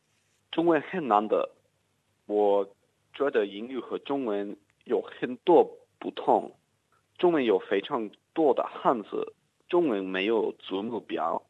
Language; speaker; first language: Chinese; non-native, learner; English